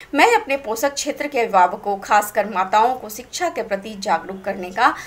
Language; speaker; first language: Hindi; native; Hindi